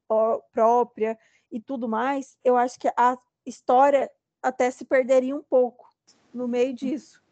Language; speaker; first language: Portuguese; native; Portuguese